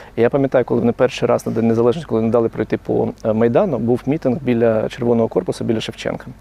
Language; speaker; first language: Ukrainian; native; Ukrainian